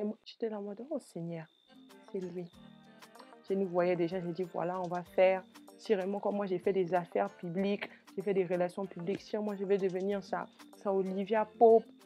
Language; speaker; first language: French; native; French